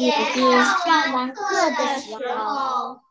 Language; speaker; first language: Chinese; early bilingual, heritage; Chinese